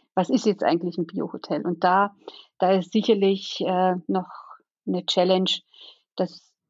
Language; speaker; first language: German; native; German